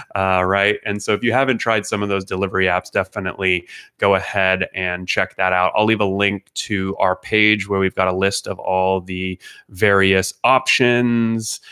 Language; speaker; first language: English; native; English